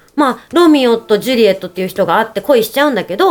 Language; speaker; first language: Japanese; native; Japanese